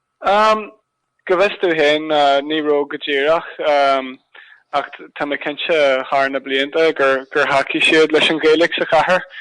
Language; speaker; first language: Irish; non-native, local second language; English